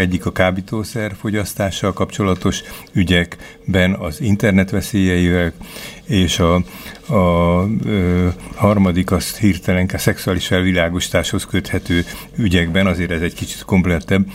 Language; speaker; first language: Hungarian; native; Hungarian